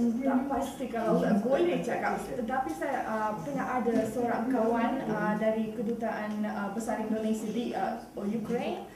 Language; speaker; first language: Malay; non-native, learner; Russian